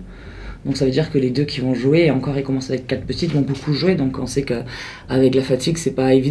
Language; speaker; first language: French; native; French